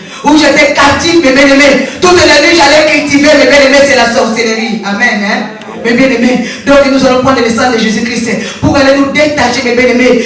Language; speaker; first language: French; non-native, local second language; Lingala